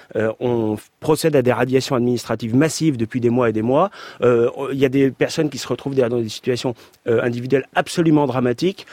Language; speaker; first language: French; native; French